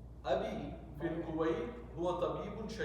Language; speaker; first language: Arabic; non-native, fluent; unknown